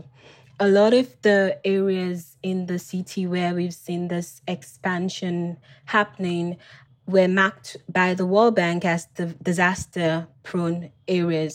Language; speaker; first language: English; non-native, local second language; Krio